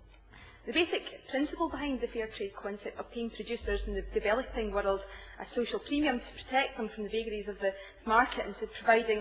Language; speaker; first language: English; native; English